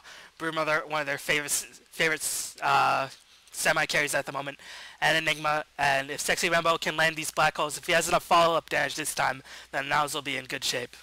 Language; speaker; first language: English; native; English